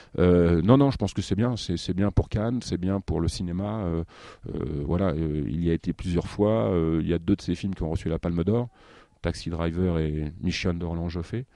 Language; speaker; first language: French; native; French